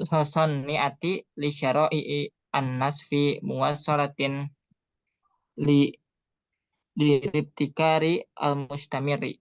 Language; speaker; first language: Arabic; non-native, learner; Indonesian